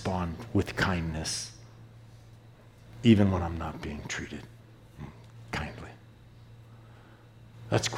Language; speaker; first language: English; native; English